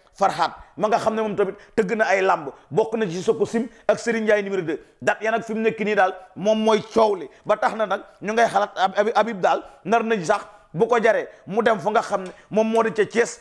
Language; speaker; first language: Wolof; non-native, local second language; Serer